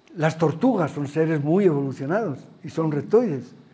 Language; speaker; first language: Spanish; native; Spanish